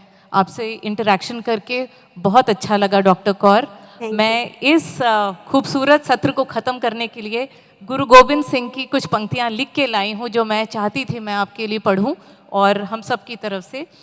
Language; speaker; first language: Hindi; native; Hindi